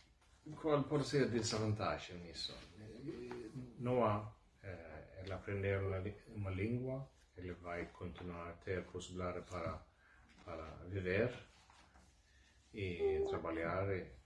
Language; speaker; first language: Portuguese; non-native, fluent; Swedish